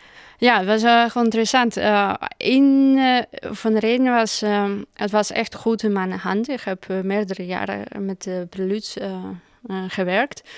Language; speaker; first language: Dutch; non-native, fluent; Russian